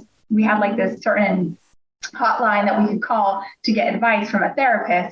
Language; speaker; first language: English; native; English